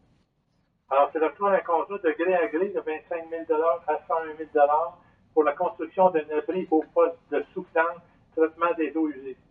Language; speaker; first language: French; native; French